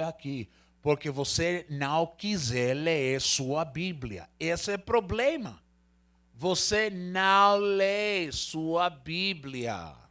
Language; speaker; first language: Portuguese; non-native, learner; Spanish